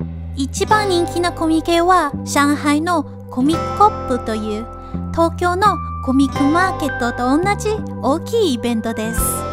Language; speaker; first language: Japanese; non-native, fluent; Chinese